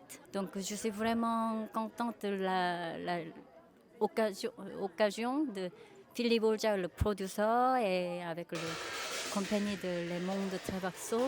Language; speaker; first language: French; non-native, learner; Korean